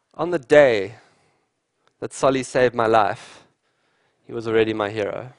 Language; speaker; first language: English; native; English